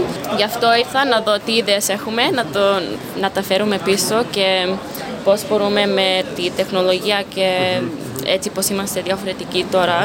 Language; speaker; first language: Greek; early bilingual, heritage; Greek